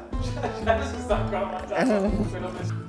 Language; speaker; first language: Italian; non-native, fluent; Spanish